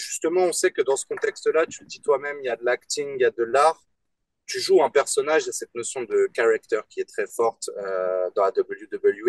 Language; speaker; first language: French; native; French